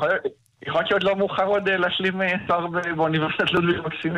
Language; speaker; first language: Hebrew; native; Hebrew